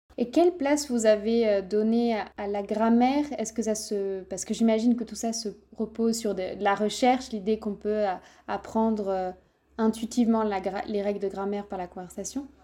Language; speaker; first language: French; native; French